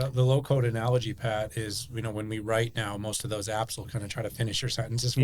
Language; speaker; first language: English; native; English